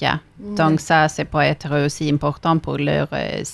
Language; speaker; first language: French; non-native, fluent; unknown